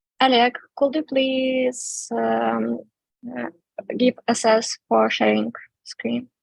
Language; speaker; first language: English; non-native, fluent; Russian